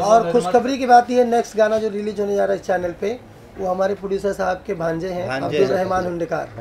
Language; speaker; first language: Hindi; native; Hindi